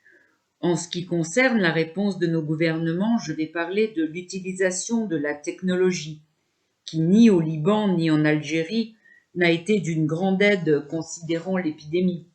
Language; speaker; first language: French; non-native, local second language; Arabic